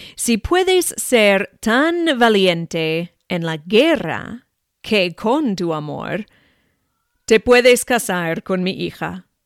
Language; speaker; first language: Spanish; non-native, fluent; English